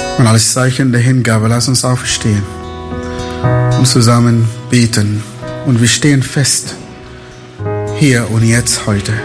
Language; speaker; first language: German; non-native, fluent; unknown